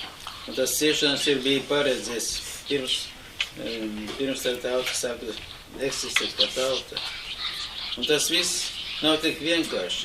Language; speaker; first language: Latvian; non-native, local second language; Russian